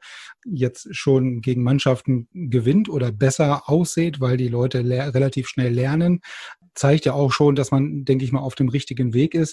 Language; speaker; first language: German; native; German